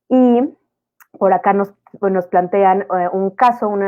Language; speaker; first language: Spanish; native; Spanish